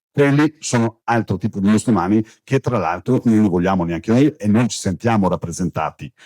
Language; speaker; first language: Italian; non-native, fluent; Turkish